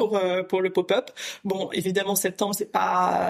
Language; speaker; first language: French; native; French